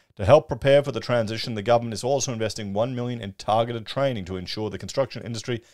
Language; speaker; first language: English; native; English